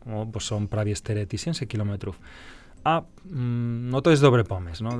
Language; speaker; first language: Polish; non-native, fluent; Spanish